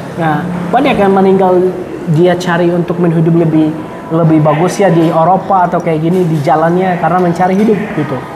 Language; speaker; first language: Indonesian; non-native, fluent; Arabic